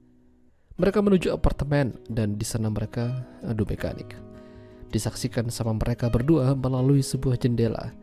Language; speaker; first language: Indonesian; non-native, local second language; Javanese